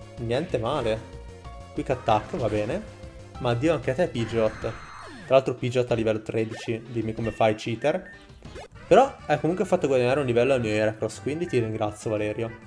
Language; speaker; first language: Italian; native; Italian